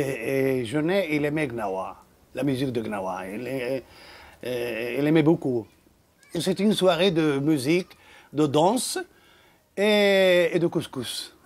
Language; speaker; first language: French; non-native, local second language; Arabic